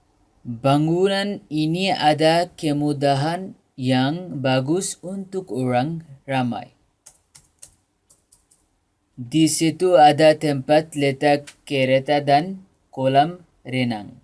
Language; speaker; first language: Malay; non-native, learner; Bangla